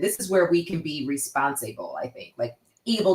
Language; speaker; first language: English; native; English